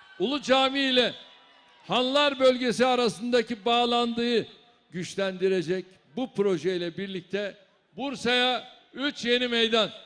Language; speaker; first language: Turkish; native; Turkish